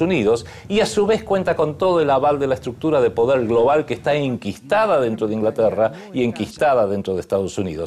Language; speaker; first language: Spanish; native; Spanish